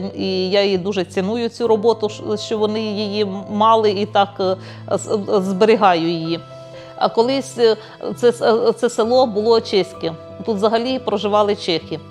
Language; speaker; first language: Ukrainian; non-native, local second language; Czech